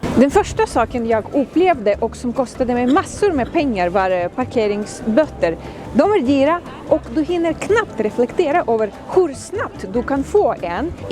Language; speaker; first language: Swedish; non-native, fluent; Ukrainian